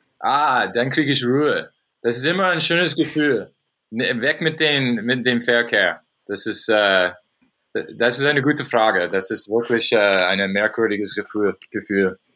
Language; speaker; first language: German; non-native, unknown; English